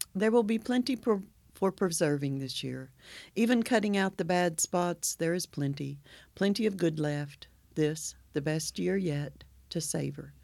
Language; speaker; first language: English; native; English